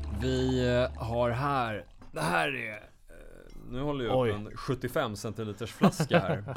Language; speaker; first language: Swedish; native; Swedish